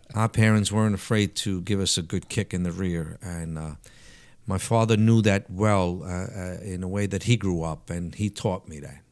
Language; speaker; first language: English; early bilingual, other home language; Italian